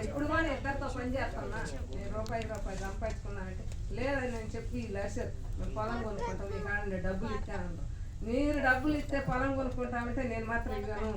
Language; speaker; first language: Telugu; native; Telugu